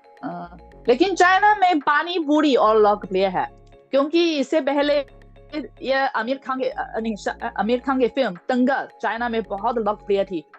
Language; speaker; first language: Hindi; non-native, fluent; Chinese